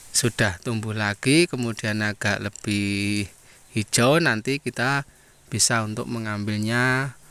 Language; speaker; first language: Indonesian; non-native, local second language; Javanese